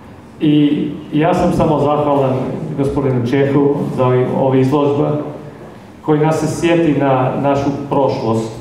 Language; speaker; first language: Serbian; non-native, fluent; English